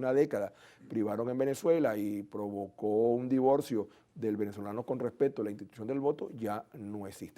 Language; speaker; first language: Spanish; native; Spanish